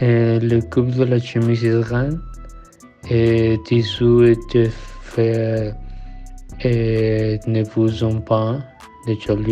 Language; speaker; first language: French; non-native, learner; Spanish